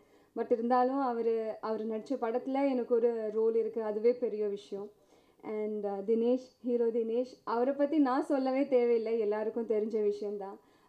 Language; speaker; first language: Tamil; non-native, fluent; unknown